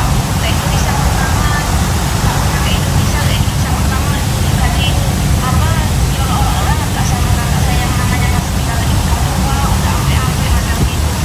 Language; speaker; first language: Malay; non-native, local second language; Javanese